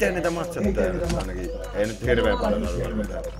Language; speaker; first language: Finnish; native; Finnish